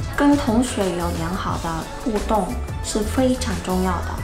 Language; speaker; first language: Chinese; non-native, fluent; Mongolian